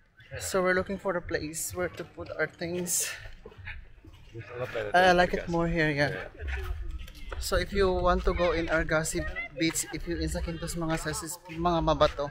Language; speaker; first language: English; non-native, local second language; Filipino